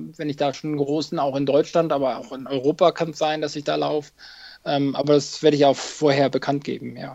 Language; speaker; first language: German; native; German